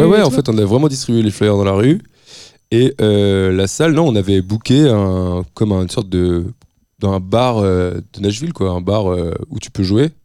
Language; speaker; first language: French; native; French